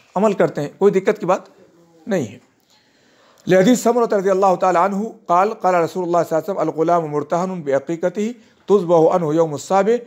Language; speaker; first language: Hindi; native; Hindi